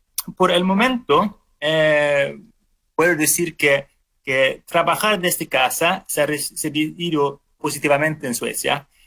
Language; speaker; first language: Spanish; non-native, fluent; Swedish